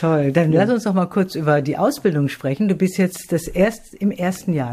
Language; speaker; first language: German; native; German